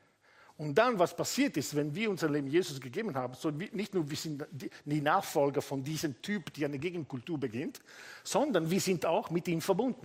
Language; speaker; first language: German; non-native, fluent; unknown